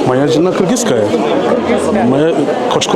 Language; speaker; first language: Russian; non-native, learner; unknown